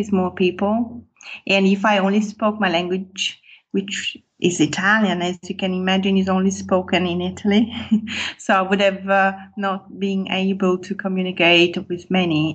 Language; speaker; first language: English; non-native, fluent; Italian